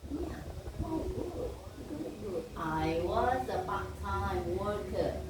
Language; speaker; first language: English; non-native, fluent; Indonesian